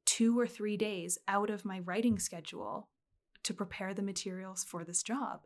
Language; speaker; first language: English; native; English